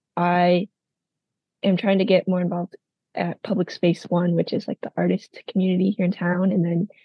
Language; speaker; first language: English; native; English